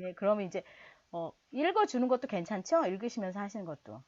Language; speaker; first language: Korean; native; Korean